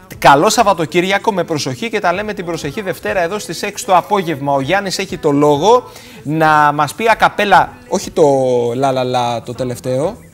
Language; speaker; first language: Greek; native; Greek